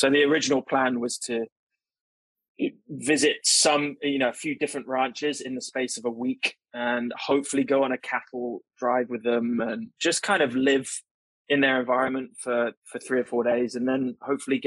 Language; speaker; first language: English; native; English